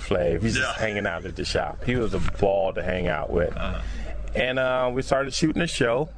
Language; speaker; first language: English; native; English